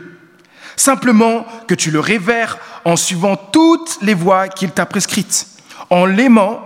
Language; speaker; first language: French; native; French